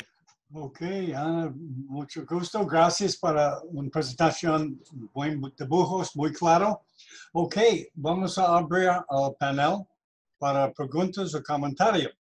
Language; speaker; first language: Spanish; non-native, learner; English